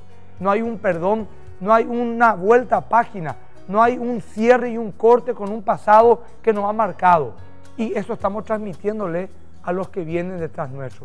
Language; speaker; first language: Spanish; native; Spanish